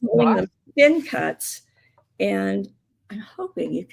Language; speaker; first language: English; native; English